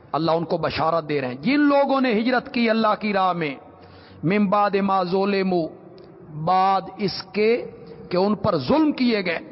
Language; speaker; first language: Urdu; non-native, local second language; Punjabi